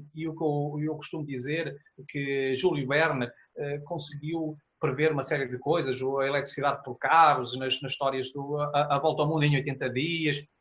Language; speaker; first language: Portuguese; native; Portuguese